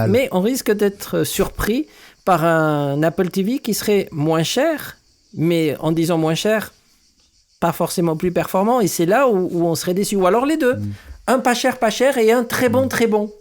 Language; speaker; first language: French; native; French